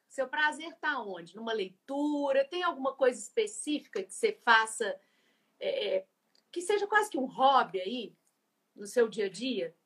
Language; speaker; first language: Portuguese; native; Portuguese